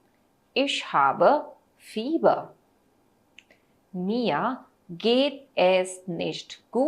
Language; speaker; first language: German; non-native, fluent; Hindi